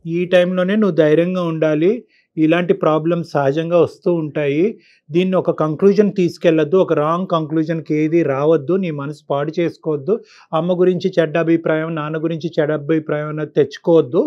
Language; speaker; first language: Telugu; native; Telugu